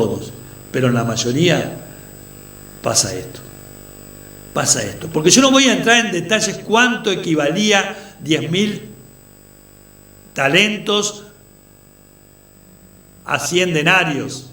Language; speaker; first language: Spanish; native; Spanish